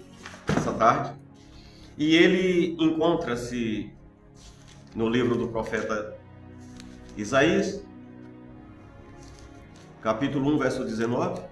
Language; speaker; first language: Portuguese; native; Portuguese